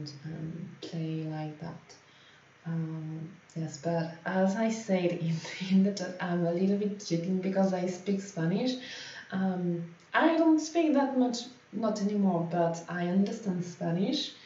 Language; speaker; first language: English; non-native, fluent; French